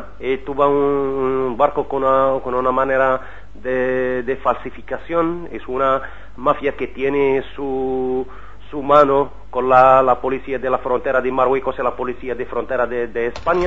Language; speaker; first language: Spanish; non-native, learner; Arabic